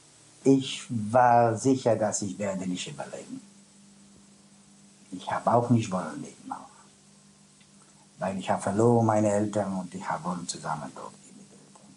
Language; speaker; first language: German; non-native, learner; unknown